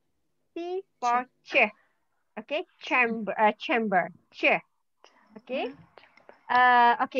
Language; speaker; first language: English; non-native, learner; Malay